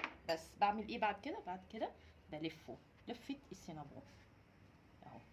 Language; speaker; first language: Arabic; native; Arabic